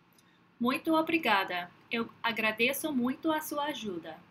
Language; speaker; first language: Portuguese; non-native, fluent; English